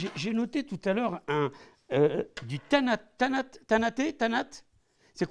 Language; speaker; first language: French; native; French